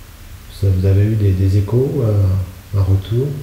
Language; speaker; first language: French; native; French